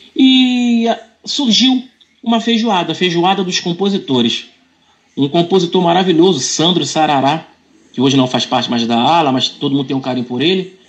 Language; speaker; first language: Portuguese; native; Portuguese